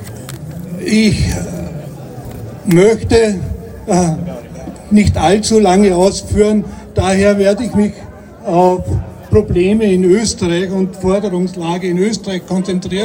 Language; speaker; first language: German; native; German